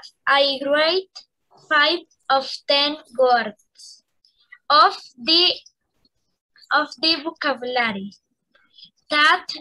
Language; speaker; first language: English; non-native, learner; Spanish